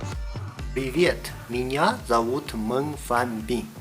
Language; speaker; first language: Russian; non-native, learner; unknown